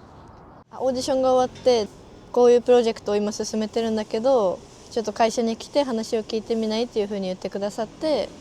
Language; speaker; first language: Japanese; native; Japanese